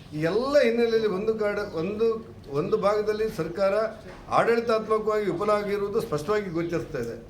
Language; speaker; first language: Kannada; native; Kannada